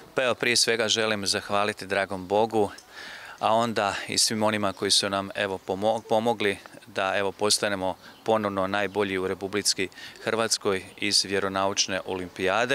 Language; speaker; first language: Croatian; native; Croatian